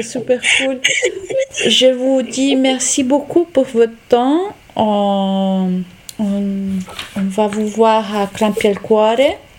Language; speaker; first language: French; non-native, learner; Italian